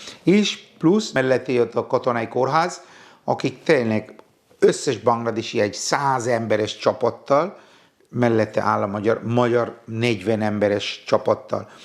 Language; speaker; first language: Hungarian; non-native, fluent; Bangla